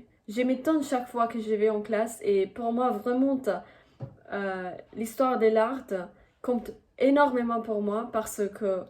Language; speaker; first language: French; non-native, fluent; Spanish